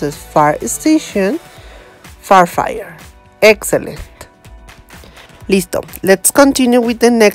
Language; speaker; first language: English; non-native, learner; Spanish